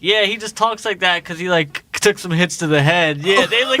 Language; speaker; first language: English; native; English